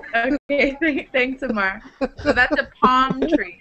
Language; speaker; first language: English; native; English